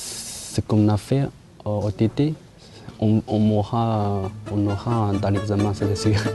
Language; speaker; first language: French; non-native, learner; Chinese